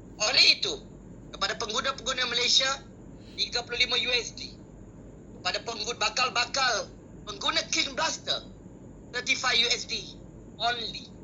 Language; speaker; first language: Malay; native; Malay